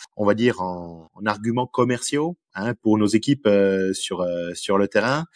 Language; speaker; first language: French; native; French